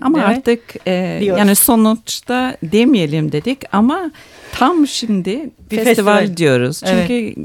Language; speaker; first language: Turkish; non-native, fluent; Swedish